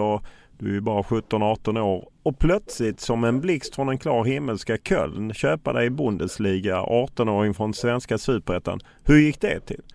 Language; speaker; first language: Swedish; native; Swedish